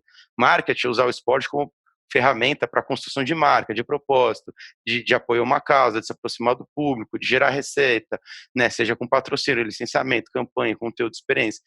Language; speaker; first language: Portuguese; native; Portuguese